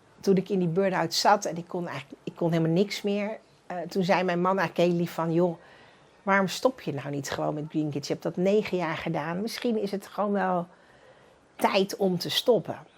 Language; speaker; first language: Dutch; early bilingual, other home language; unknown